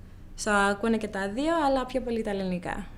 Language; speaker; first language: Greek; early bilingual, heritage; Greek